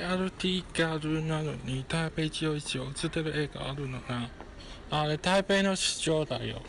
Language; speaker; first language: Japanese; non-native, fluent; Chinese